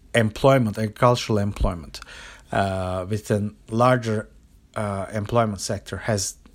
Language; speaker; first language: English; non-native, fluent; Turkish